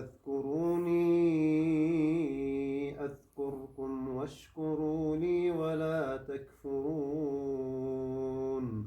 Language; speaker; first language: Arabic; native; Arabic